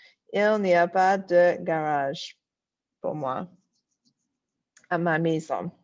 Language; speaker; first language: French; non-native, fluent; English